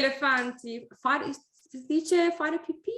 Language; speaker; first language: Italian; non-native, learner; English